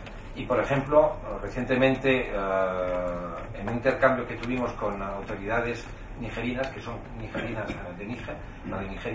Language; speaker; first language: Spanish; native; Spanish